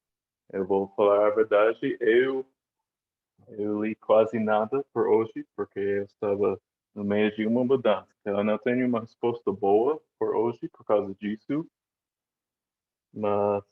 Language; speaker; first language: Portuguese; non-native, fluent; English